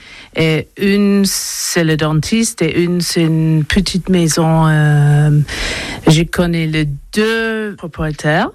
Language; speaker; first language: French; non-native, learner; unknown